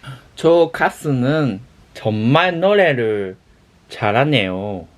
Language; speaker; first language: Korean; non-native, learner; Japanese